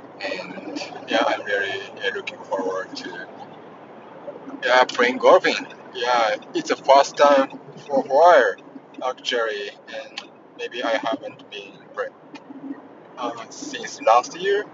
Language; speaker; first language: English; non-native, learner; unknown